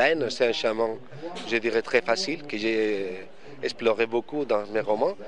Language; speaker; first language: French; non-native, fluent; Spanish